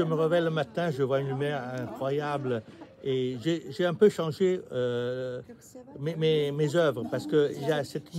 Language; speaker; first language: French; non-native, learner; Italian